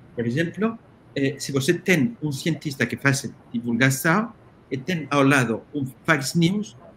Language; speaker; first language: Portuguese; non-native, fluent; Spanish